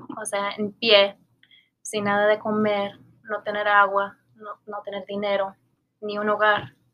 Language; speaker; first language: Spanish; early bilingual, heritage; Spanish